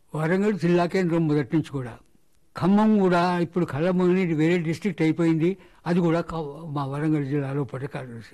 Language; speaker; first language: Telugu; non-native, local second language; Marathi